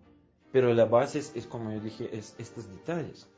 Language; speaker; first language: Spanish; non-native, fluent; Russian